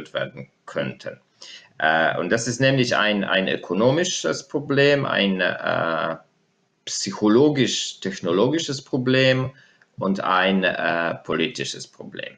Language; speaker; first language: German; non-native, fluent; Polish